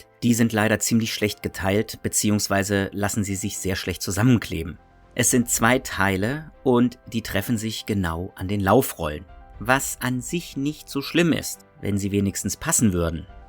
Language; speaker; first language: German; native; German